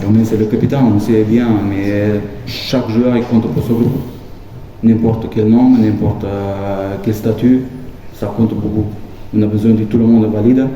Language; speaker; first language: French; non-native, fluent; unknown